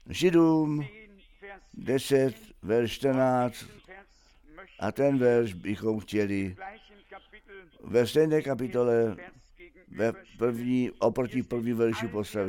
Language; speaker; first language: Czech; non-native, fluent; German